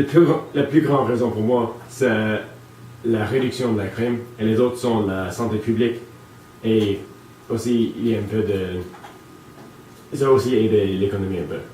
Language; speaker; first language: French; non-native, local second language; English